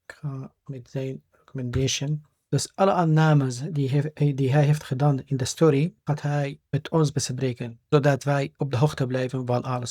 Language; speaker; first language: Dutch; non-native, fluent; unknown